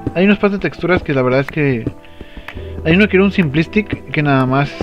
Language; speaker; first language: Spanish; native; Spanish